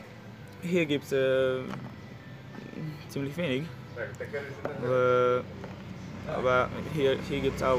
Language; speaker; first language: German; non-native, learner; Hungarian